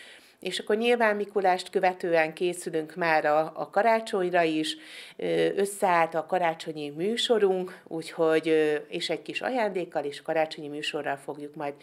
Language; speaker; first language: Hungarian; native; Hungarian